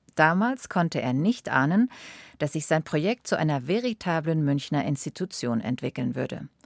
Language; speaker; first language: German; native; German